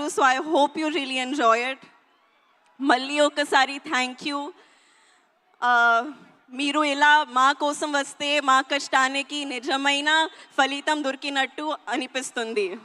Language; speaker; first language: Telugu; non-native, learner; Hindi